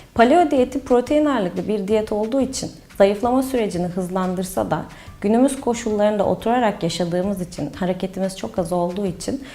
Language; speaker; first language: Turkish; native; Turkish